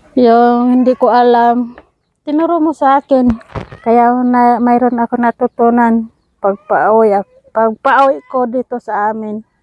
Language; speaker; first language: Filipino; non-native, local second language; Cebuano